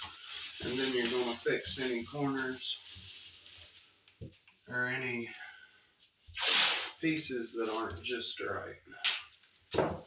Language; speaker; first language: English; native; English